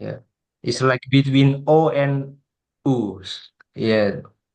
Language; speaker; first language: English; non-native, fluent; Indonesian